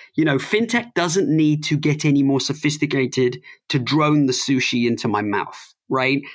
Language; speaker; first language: English; native; English